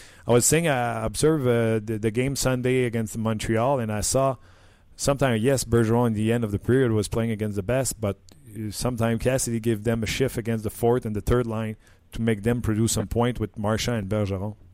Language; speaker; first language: English; non-native, fluent; French